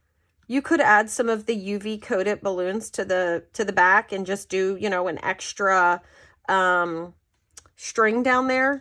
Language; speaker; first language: English; native; English